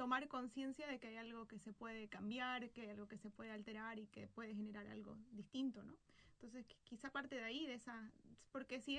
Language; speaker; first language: Spanish; native; Spanish